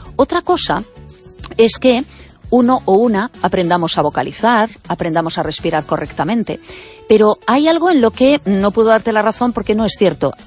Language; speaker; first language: Spanish; native; Spanish